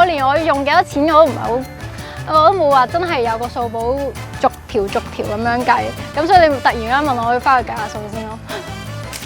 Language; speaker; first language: Cantonese; native; Cantonese